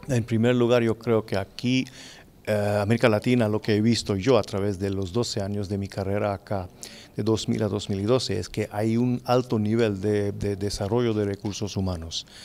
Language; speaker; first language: Spanish; non-native, fluent; Hindi